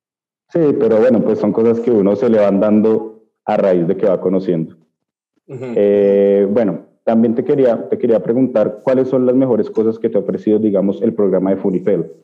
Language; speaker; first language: Spanish; native; Spanish